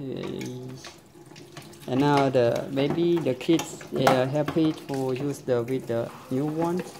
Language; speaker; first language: English; non-native, learner; Khmer